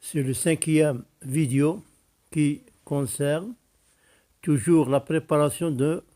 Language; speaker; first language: French; non-native, local second language; Arabic